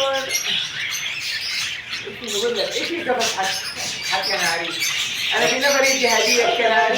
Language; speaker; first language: Arabic; non-native, learner; Indonesian